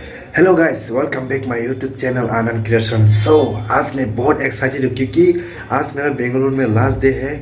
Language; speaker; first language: Hindi; non-native, local second language; Kok Borok